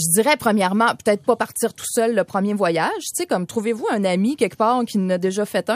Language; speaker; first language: French; native; French